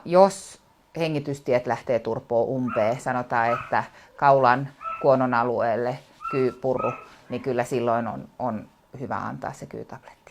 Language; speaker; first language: Finnish; native; Finnish